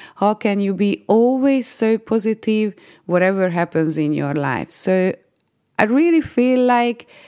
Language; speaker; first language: English; non-native, fluent; Hungarian